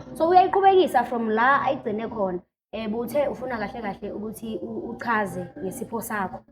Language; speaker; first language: Zulu; non-native, local second language; Swati